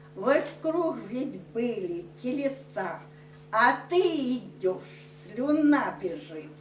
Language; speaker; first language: Russian; non-native, local second language; Ukrainian